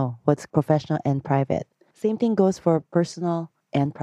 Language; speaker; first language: English; non-native, local second language; Filipino